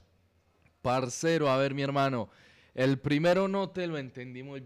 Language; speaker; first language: Spanish; native; Spanish